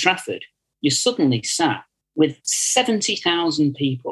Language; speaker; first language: English; native; English